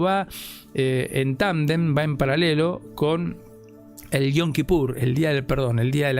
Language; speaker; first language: Spanish; native; Spanish